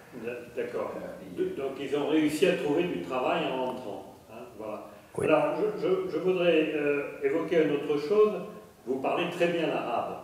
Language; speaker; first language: French; native; French